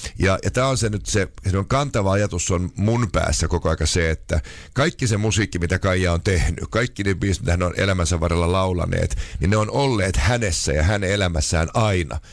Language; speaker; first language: Finnish; native; Finnish